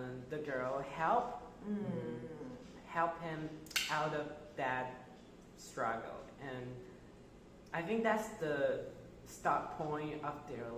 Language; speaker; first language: English; non-native, fluent; Chinese